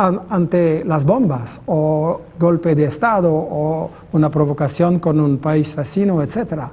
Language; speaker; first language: Spanish; non-native, fluent; French